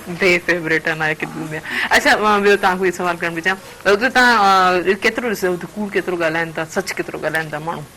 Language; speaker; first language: Sindhi; native; Sindhi